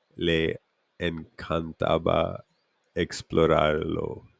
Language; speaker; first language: Spanish; non-native, learner; English